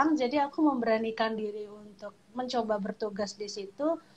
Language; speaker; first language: Indonesian; native; Indonesian